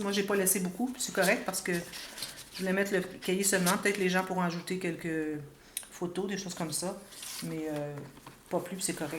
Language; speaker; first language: French; native; French